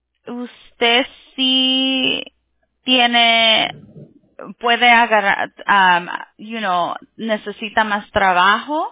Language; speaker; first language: Spanish; early bilingual, heritage; Spanish